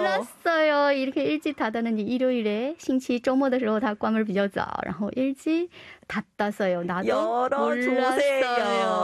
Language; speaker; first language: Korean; non-native, fluent; Chinese